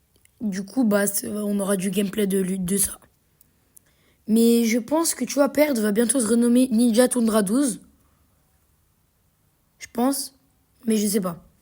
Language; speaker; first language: French; native; French